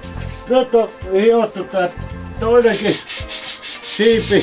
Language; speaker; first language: Finnish; native; Finnish